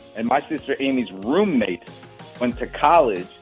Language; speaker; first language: English; native; English